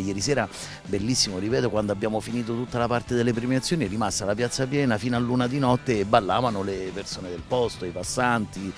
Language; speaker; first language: Italian; native; Italian